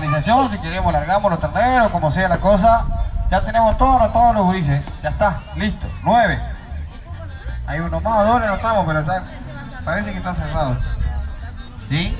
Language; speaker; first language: Spanish; native; Spanish